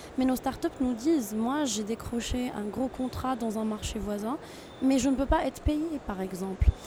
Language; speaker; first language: French; non-native, local second language; Arabic